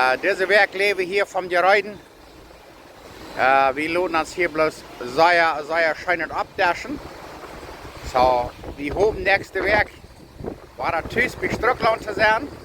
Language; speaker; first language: German; non-native, learner; Plautdietsch